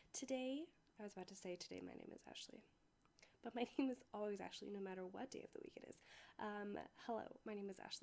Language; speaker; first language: English; native; English